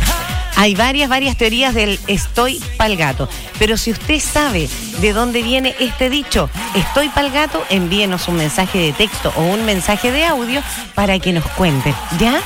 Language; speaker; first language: Spanish; native; Spanish